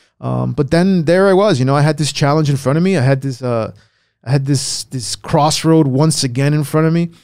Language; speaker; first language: English; early bilingual, other home language; Spanish